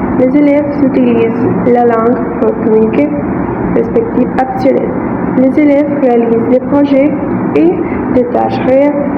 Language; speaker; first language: French; non-native, fluent; Spanish